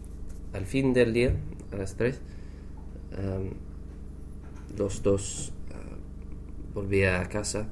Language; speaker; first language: Spanish; non-native, learner; English